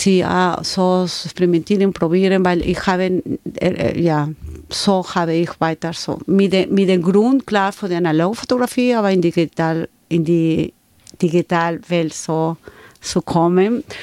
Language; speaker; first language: German; non-native, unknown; Spanish